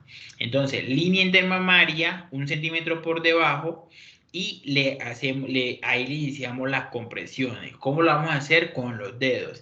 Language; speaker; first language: Spanish; native; Spanish